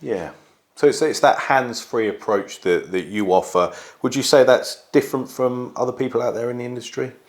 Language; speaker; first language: English; native; English